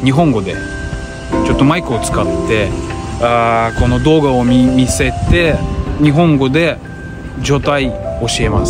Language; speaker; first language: Japanese; non-native, learner; Russian